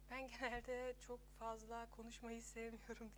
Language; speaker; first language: Turkish; early bilingual, heritage; Turkish